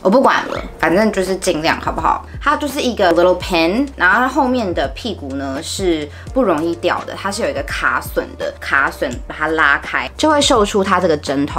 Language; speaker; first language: Chinese; early bilingual, heritage; Chinese